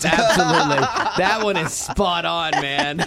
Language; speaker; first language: English; native; English